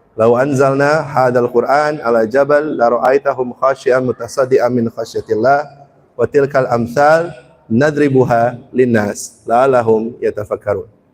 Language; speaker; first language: Indonesian; early bilingual, heritage; Indonesian